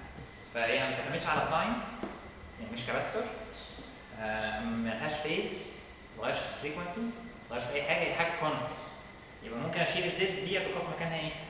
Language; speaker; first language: Arabic; native; Arabic